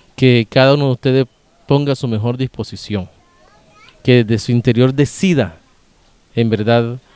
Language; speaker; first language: Spanish; native; Spanish